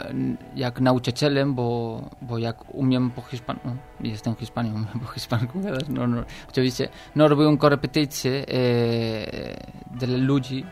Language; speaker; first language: Polish; non-native, learner; Spanish